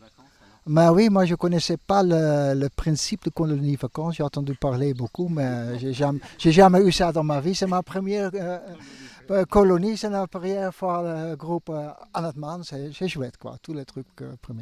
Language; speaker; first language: French; non-native, fluent; Dutch